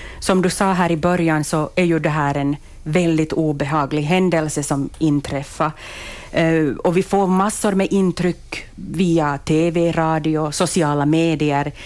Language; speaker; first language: Swedish; native; Swedish